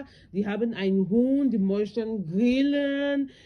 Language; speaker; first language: German; non-native, learner; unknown